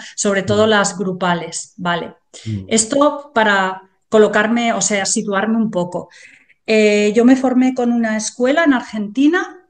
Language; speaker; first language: Spanish; native; Spanish